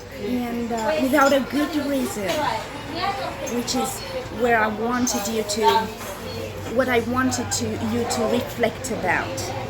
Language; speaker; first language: English; non-native, fluent; Italian